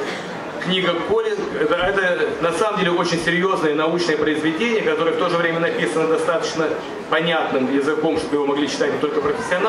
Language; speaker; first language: Russian; native; Russian